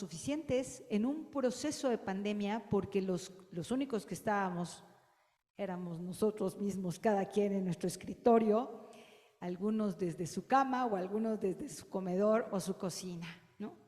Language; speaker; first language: Spanish; native; Spanish